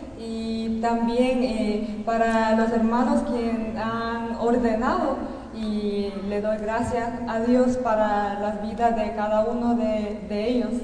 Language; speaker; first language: Spanish; non-native, learner; Korean